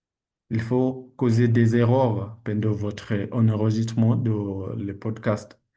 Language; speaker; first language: French; non-native, learner; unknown